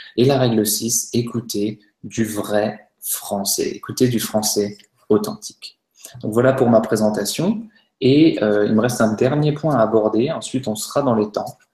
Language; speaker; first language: French; native; French